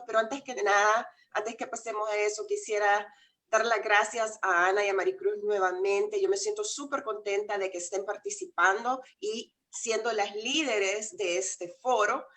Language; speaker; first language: Spanish; native; Spanish